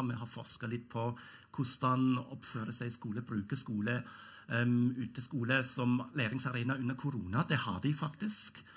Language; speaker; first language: Norwegian; non-native, fluent; German